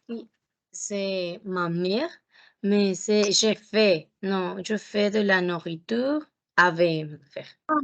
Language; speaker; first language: French; non-native, learner; Spanish